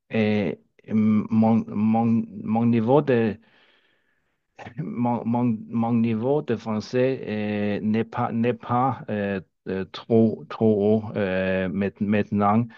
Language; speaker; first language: French; non-native, learner; Danish